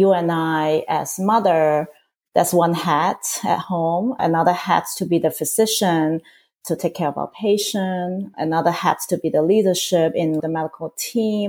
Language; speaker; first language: English; non-native, local second language; Cantonese